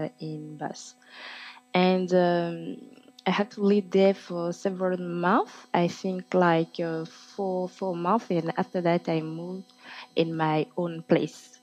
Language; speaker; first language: English; non-native, fluent; French